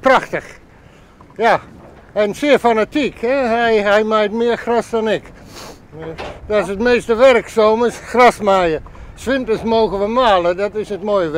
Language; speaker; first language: Dutch; non-native, fluent; English